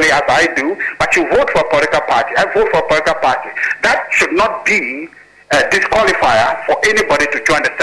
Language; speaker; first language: English; non-native, local second language; Ewe